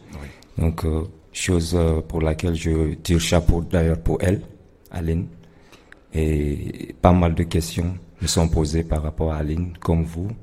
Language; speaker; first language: French; non-native, local second language; Fula